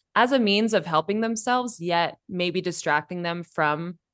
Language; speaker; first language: English; native; English